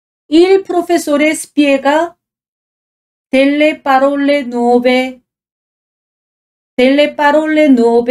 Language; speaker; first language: Italian; non-native, fluent; Korean